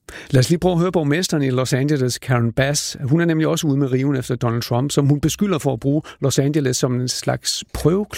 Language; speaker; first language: Danish; native; Danish